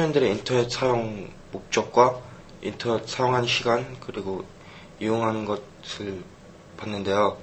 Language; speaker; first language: Korean; early bilingual, heritage; Korean